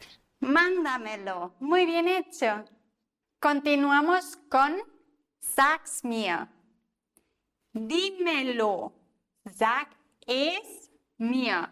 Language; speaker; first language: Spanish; non-native, fluent; German